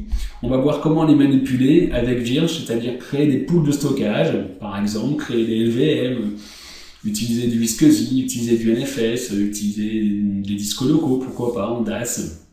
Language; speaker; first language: French; native; French